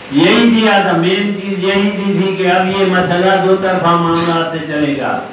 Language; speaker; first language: Urdu; non-native, local second language; Sindhi